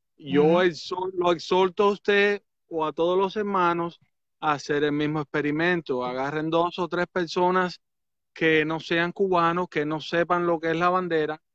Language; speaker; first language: Spanish; native; Spanish